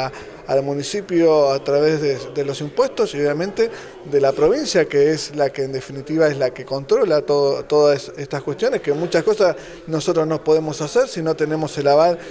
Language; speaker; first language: Spanish; native; Spanish